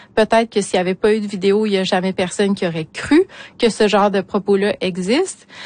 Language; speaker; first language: French; native; French